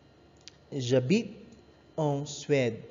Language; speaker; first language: French; non-native, learner; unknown